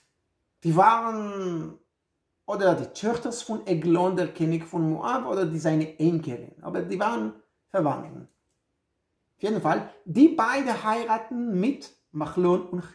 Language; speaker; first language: German; non-native, fluent; Hebrew